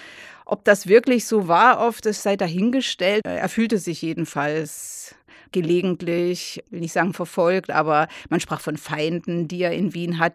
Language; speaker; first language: German; native; German